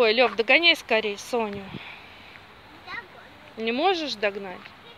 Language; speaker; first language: Russian; native; Russian